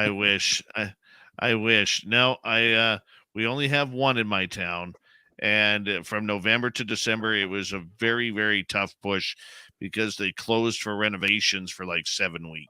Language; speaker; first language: English; native; English